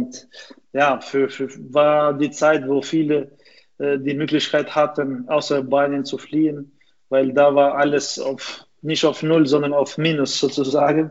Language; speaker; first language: German; non-native, fluent; Albanian